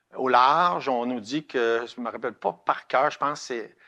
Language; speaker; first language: French; native; French